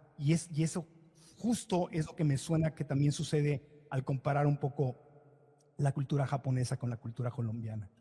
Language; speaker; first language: Spanish; native; Spanish